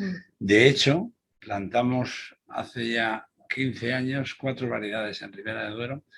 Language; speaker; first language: Spanish; native; Spanish